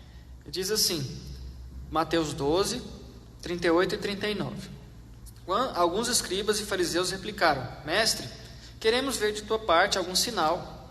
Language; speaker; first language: Portuguese; native; Portuguese